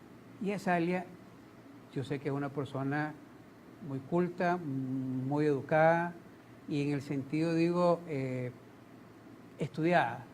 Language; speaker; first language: Spanish; native; Spanish